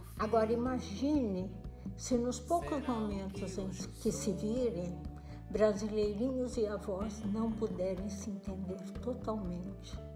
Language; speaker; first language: Portuguese; native; Portuguese